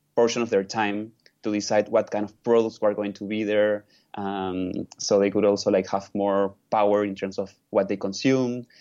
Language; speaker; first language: English; non-native, fluent; Spanish